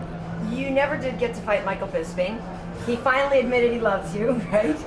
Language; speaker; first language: English; native; English